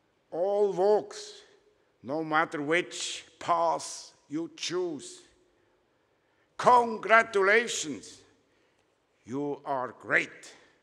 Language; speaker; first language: English; non-native, fluent; German